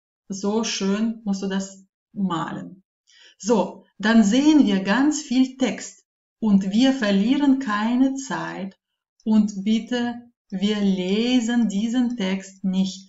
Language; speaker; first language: German; non-native, fluent; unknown